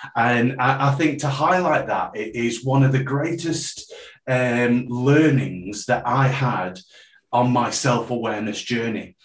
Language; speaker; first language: English; native; English